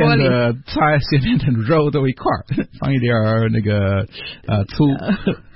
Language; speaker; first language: Chinese; non-native, learner; English